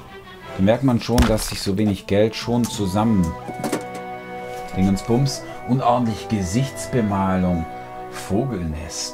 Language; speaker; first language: German; native; German